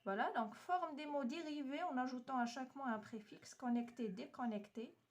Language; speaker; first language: French; non-native, local second language; Arabic